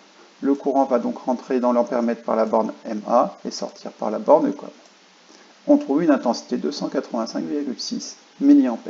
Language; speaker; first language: French; native; French